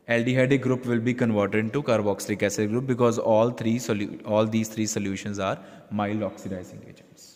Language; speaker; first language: English; non-native, local second language; Punjabi